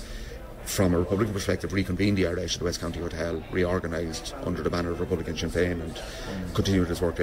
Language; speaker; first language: English; native; English